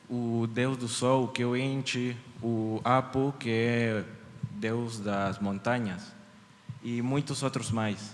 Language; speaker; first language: Portuguese; early bilingual, heritage; Portuguese